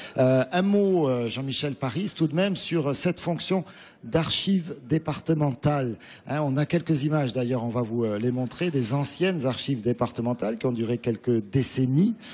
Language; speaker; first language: French; native; French